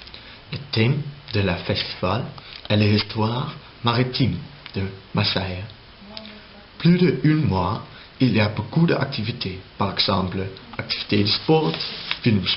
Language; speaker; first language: French; non-native, learner; Dutch